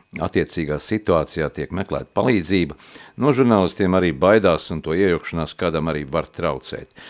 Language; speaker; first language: Latvian; native; Latvian